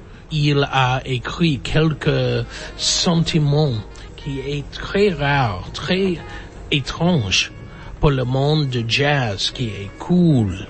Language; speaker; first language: French; non-native, fluent; English